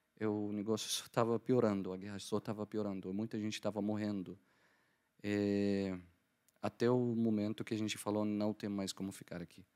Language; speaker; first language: Portuguese; non-native, fluent; Arabic